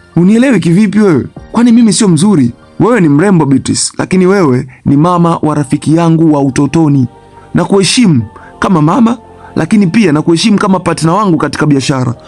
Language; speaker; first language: Swahili; native; Swahili